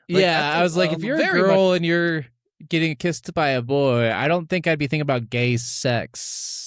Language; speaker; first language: English; native; English